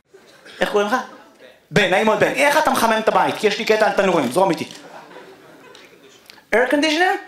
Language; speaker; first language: Hebrew; native; Hebrew